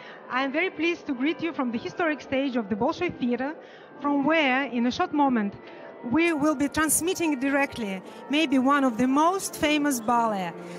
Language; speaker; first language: English; non-native, fluent; Russian